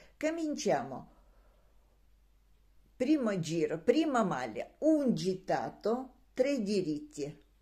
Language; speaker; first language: Italian; non-native, learner; Russian